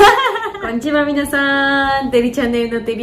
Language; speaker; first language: Japanese; non-native, learner; Georgian